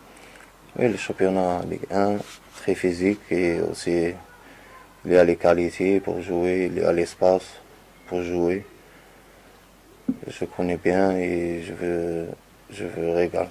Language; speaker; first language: French; non-native, learner; Arabic